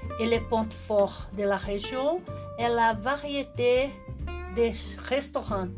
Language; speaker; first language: French; non-native, learner; Portuguese